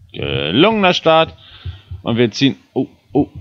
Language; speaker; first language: German; native; German